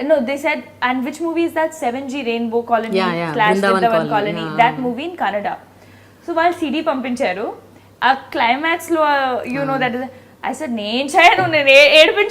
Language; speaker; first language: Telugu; non-native, local second language; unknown